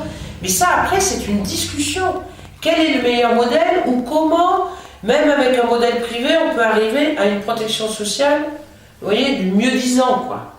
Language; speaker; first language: French; native; French